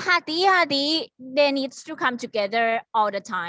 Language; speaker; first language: English; non-native, fluent; Thai